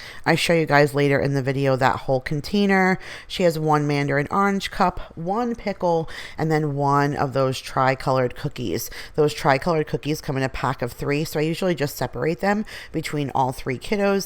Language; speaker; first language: English; native; English